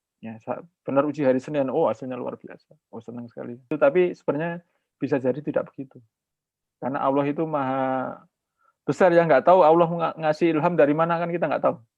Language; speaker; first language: Indonesian; native; Indonesian